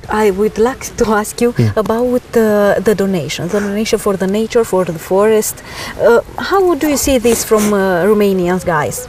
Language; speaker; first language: English; non-native, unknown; Romanian